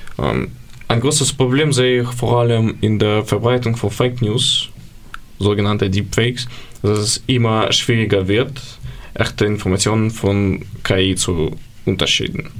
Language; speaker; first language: German; non-native, learner; Ukrainian